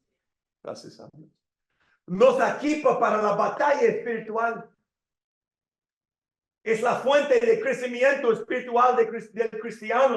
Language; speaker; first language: Spanish; non-native, fluent; English